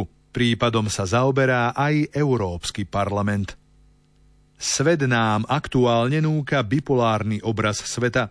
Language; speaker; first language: Slovak; native; Slovak